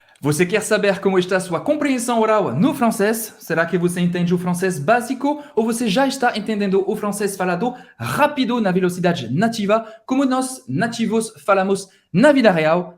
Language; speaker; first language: Portuguese; non-native, fluent; French